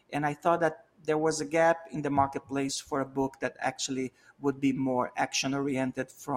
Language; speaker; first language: English; non-native, fluent; Portuguese